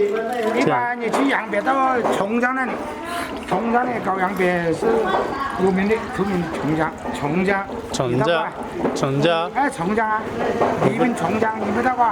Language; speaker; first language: Chinese; native; Chinese